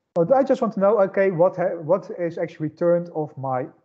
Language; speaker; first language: English; non-native, fluent; Dutch